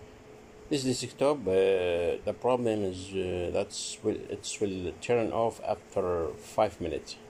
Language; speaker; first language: English; non-native, learner; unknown